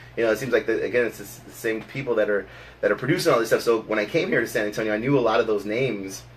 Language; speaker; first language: English; native; English